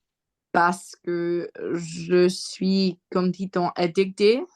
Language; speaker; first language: French; non-native, learner; Spanish